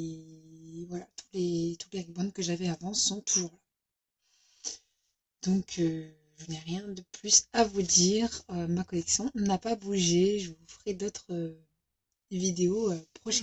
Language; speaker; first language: French; native; French